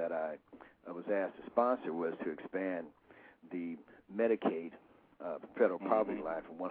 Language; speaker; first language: English; native; English